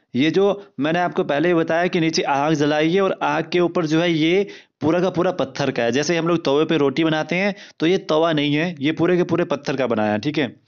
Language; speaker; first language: Hindi; non-native, local second language; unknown